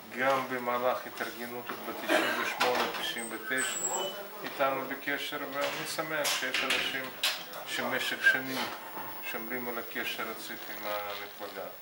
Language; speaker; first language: Hebrew; non-native, fluent; Russian